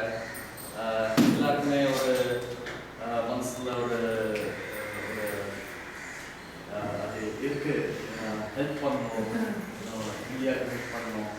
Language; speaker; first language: Tamil; non-native, local second language; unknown